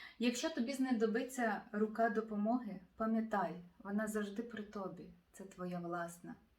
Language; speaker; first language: Ukrainian; native; Ukrainian